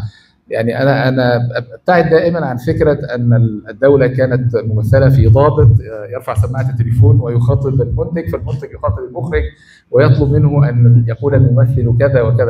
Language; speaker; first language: Arabic; native; Arabic